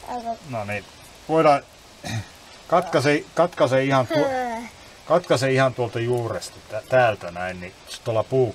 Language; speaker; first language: Finnish; native; Finnish